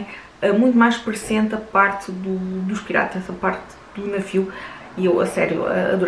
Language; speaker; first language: Portuguese; native; Portuguese